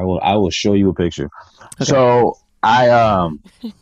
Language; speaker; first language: English; native; English